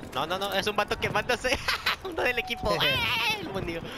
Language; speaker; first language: Spanish; native; Spanish